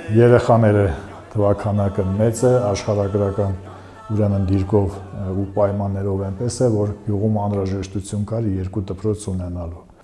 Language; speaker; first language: Armenian; native; Armenian